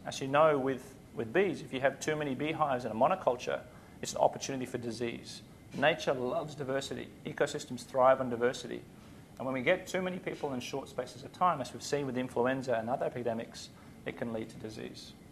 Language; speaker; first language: English; native; English